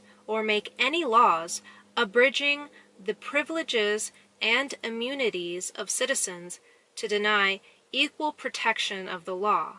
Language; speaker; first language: English; native; English